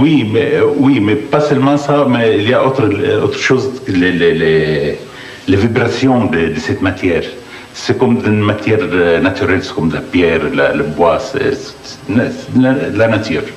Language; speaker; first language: French; non-native, fluent; Arabic